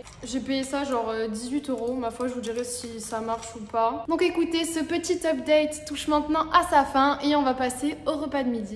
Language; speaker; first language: French; native; French